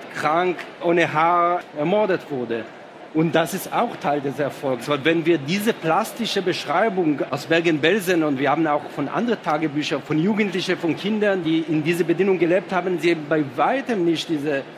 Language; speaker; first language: German; non-native, fluent; Hebrew